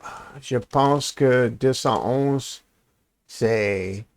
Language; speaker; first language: French; non-native, learner; English